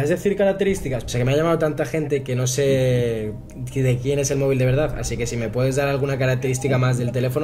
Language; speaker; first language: Spanish; native; Spanish